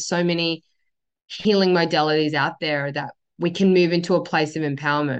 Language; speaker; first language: English; native; English